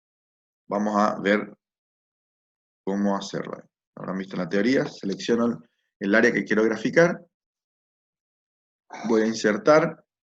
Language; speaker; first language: Spanish; native; Spanish